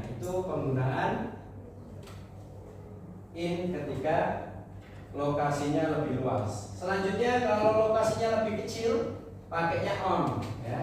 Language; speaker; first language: Indonesian; native; Indonesian